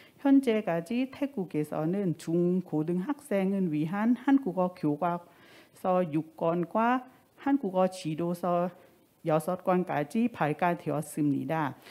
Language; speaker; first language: Korean; non-native, fluent; Thai